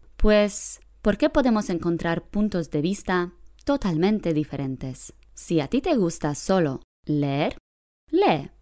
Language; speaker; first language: Spanish; non-native, fluent; Polish